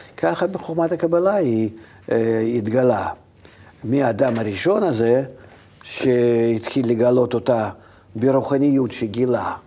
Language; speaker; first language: Hebrew; non-native, fluent; Russian